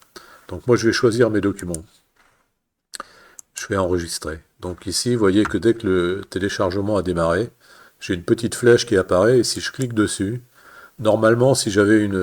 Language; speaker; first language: French; native; French